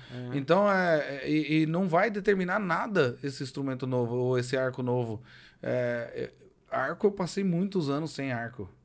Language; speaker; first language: Portuguese; native; Portuguese